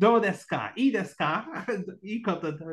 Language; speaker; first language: Japanese; non-native, learner; English